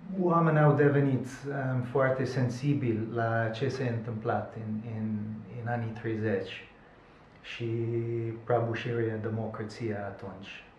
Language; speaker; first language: Romanian; non-native, fluent; English